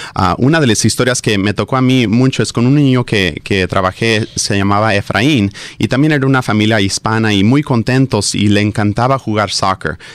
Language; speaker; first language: Spanish; early bilingual, heritage; Spanish